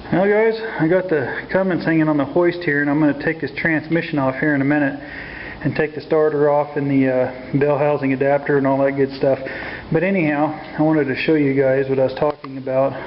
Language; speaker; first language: English; native; English